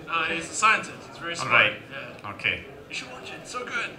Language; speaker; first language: English; native; English